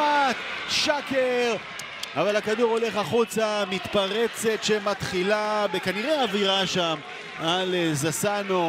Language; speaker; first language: Hebrew; native; Hebrew